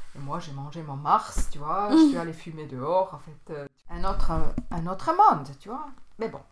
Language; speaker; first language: French; native; French